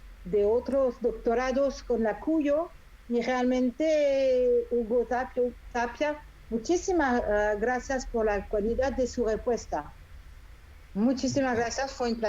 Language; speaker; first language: Spanish; non-native, fluent; French